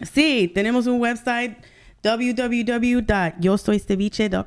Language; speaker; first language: Spanish; early bilingual, heritage; Spanish